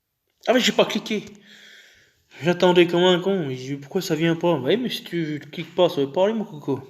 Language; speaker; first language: French; native; French